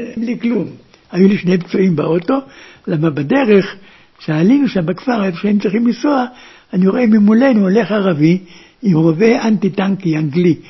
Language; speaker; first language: Hebrew; early bilingual, other home language; German